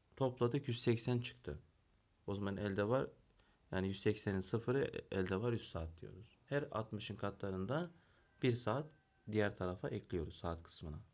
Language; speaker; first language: Turkish; native; Turkish